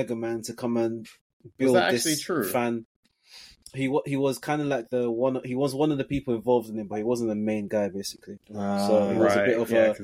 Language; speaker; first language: English; native; English